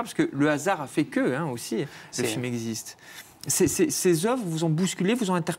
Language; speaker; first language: French; native; French